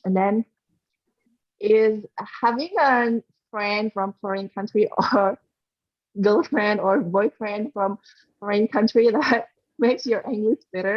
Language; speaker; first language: English; non-native, learner; Indonesian